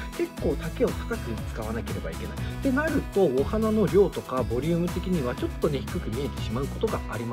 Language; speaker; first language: Japanese; native; Japanese